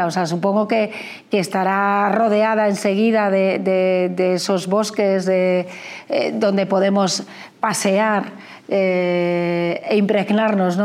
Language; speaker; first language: Spanish; native; Spanish